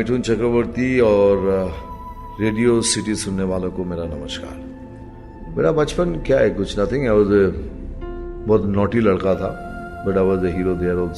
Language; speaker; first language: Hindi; non-native, local second language; Bangla